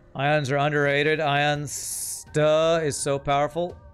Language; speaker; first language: English; native; English